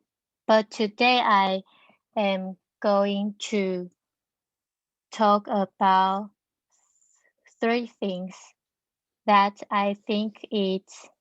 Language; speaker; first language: English; non-native, learner; Chinese